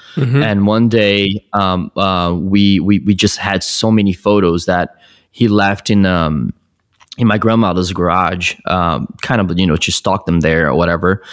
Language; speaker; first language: English; non-native, fluent; Portuguese